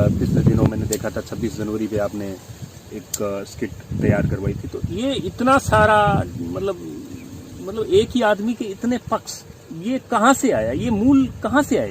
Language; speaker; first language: Hindi; non-native, local second language; Rajasthani